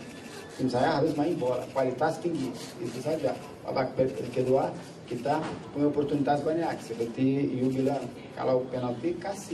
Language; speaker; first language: Indonesian; non-native, learner; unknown